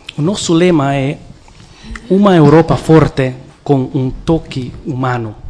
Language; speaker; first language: Portuguese; non-native, fluent; Hungarian